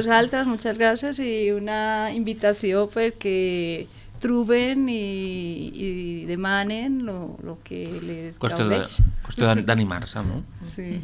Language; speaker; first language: Catalan; non-native, learner; Spanish